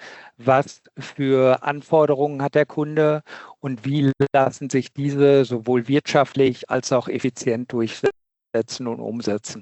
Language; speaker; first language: German; native; German